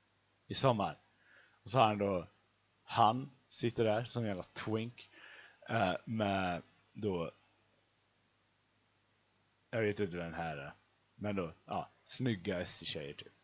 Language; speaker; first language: Swedish; native; Swedish